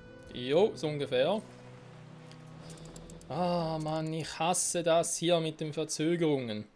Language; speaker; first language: German; native; German